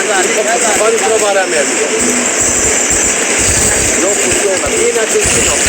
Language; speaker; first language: Italian; non-native, fluent; Albanian